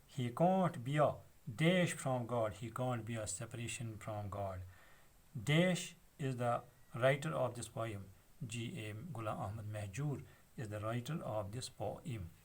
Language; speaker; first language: English; non-native, local second language; Kashmiri